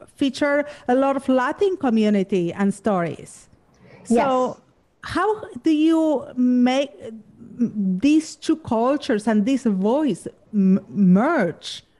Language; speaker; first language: English; non-native, fluent; Spanish